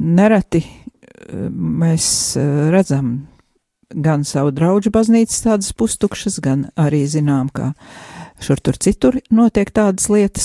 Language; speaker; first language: Latvian; native; Latvian